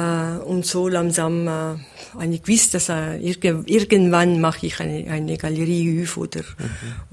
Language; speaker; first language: German; non-native, local second language; Italian